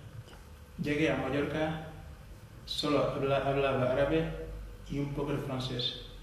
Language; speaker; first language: Spanish; non-native, fluent; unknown